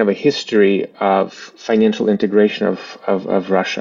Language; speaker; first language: English; non-native, fluent; Russian